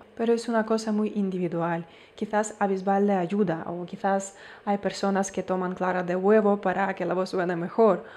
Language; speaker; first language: Spanish; non-native, fluent; Ukrainian